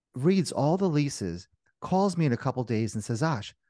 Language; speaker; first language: English; native; English